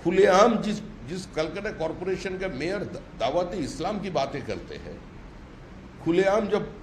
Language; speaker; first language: Hindi; non-native, local second language; Bangla